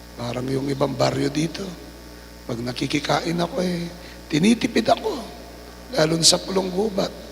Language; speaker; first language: Filipino; non-native, local second language; Pampanga